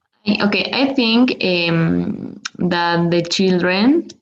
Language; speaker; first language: English; non-native, learner; Spanish